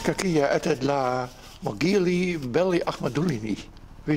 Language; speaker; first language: Russian; non-native, fluent; Dutch